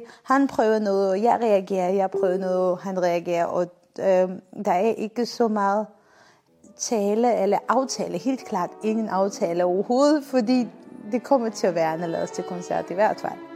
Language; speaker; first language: Danish; non-native, fluent; Armenian